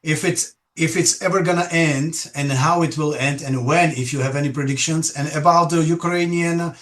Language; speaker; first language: English; non-native, fluent; Czech